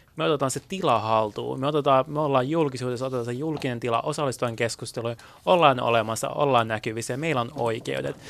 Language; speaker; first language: Finnish; early bilingual, other home language; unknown